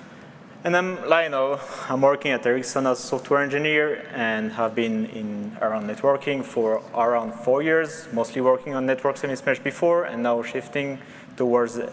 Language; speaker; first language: English; non-native, fluent; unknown